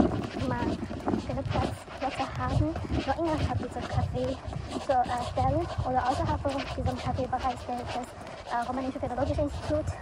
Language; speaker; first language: German; non-native, learner; Chinese